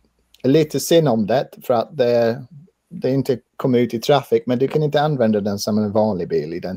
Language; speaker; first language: Swedish; non-native, fluent; English